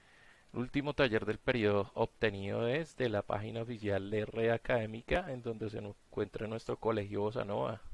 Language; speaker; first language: Spanish; native; Spanish